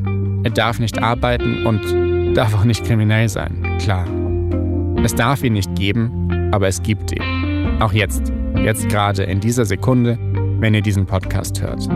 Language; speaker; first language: German; native; German